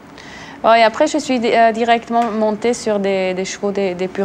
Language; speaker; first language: French; non-native, local second language; German